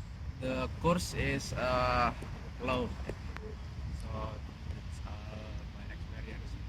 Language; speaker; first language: English; non-native, learner; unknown